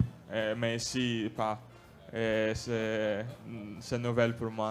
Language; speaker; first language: French; non-native, learner; Russian